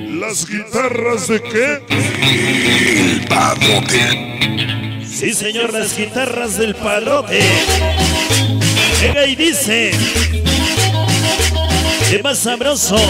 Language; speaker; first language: Spanish; native; Spanish